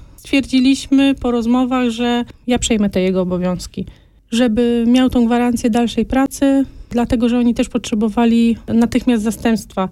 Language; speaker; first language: Polish; native; Polish